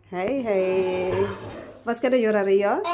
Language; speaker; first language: Swedish; non-native, fluent; Cebuano